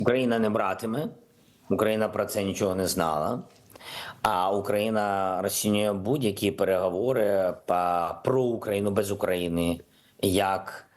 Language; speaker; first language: Ukrainian; non-native, local second language; Russian